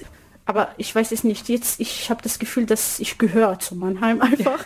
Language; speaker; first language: German; non-native, learner; Arabic